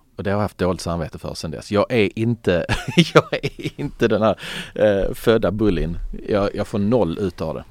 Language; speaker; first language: Swedish; early bilingual, other home language; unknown